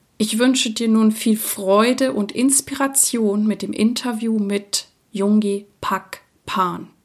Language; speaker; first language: German; native; German